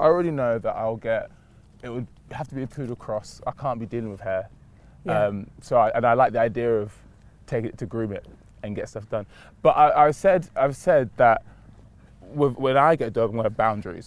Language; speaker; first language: English; native; English